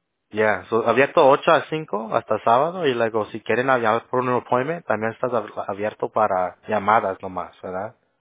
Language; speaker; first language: Spanish; native; Spanish